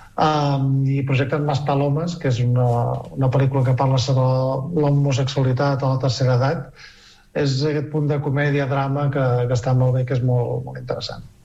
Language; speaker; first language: Catalan; native; Catalan